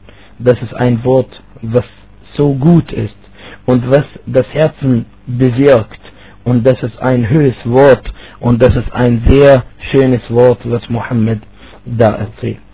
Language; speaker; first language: German; non-native, fluent; Arabic